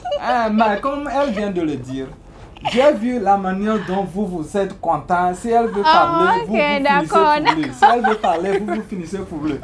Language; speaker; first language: French; non-native, learner; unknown